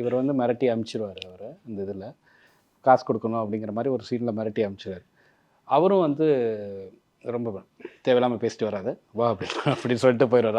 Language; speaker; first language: Tamil; native; Tamil